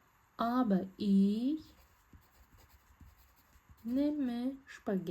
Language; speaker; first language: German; non-native, fluent; Azerbaijani